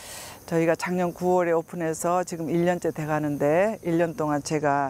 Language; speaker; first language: Korean; native; Korean